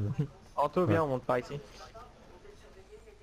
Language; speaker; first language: French; native; French